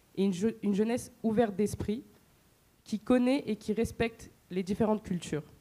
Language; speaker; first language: French; native; French